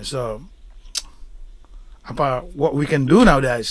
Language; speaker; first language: English; non-native, fluent; Indonesian